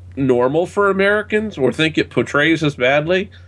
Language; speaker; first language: English; native; English